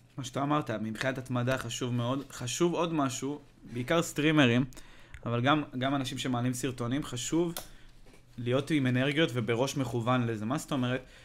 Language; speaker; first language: Hebrew; native; Hebrew